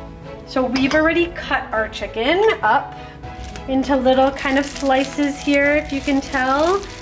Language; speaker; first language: English; native; English